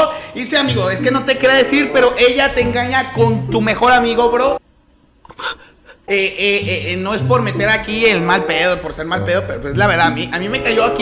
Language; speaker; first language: Spanish; native; Spanish